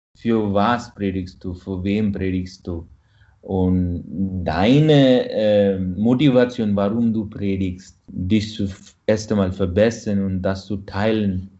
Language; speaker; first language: German; non-native, fluent; Malayalam